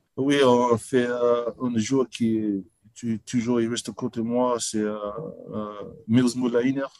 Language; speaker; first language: French; non-native, learner; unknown